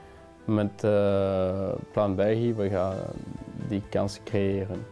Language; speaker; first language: Dutch; non-native, local second language; French